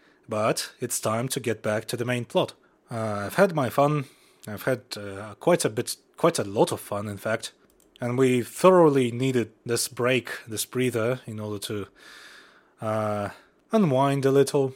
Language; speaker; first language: English; non-native, fluent; Russian